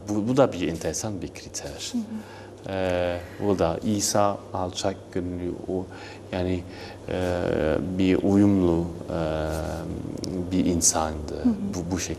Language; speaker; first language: Turkish; non-native, learner; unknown